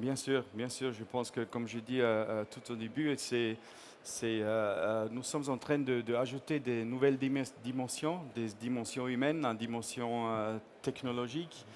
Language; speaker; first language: French; non-native, fluent; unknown